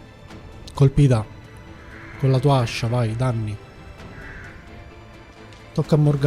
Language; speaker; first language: Italian; native; Italian